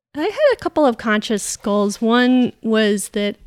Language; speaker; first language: English; native; English